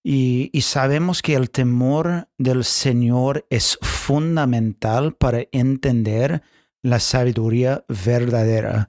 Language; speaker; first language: Spanish; non-native, fluent; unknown